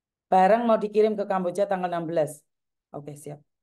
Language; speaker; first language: Indonesian; non-native, local second language; Javanese